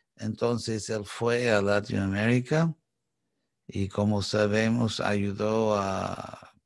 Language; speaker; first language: Spanish; non-native, fluent; English